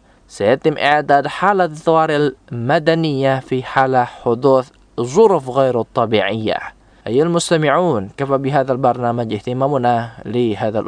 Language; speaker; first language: Arabic; non-native, fluent; Indonesian